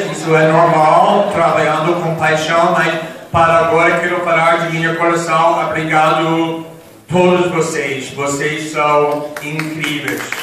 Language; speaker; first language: Portuguese; non-native, fluent; English